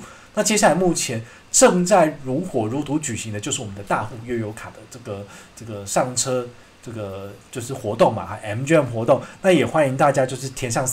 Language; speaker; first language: Chinese; native; Chinese